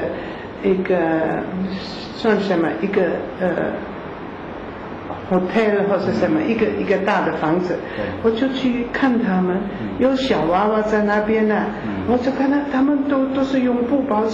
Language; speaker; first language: Chinese; non-native, fluent; German